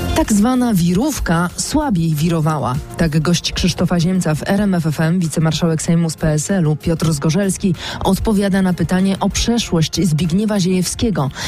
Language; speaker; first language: Polish; native; Polish